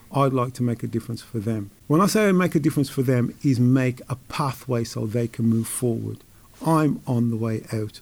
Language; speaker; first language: English; native; English